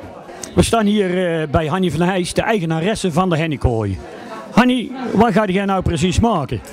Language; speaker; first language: Dutch; native; Dutch